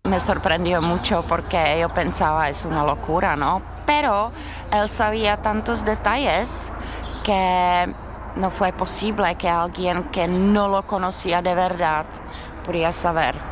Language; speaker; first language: Spanish; non-native, fluent; Czech